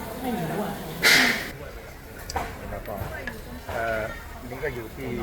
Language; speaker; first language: Thai; native; Thai